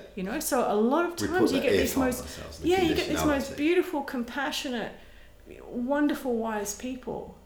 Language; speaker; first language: English; native; English